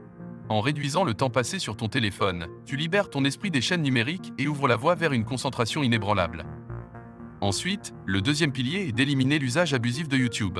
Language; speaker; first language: French; native; French